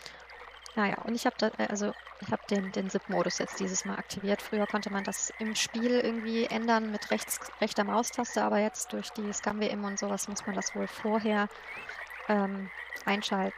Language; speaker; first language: German; native; German